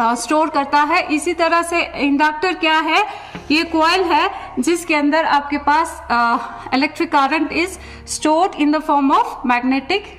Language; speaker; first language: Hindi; non-native, local second language; Ladakhi